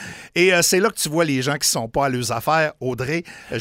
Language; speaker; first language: French; native; French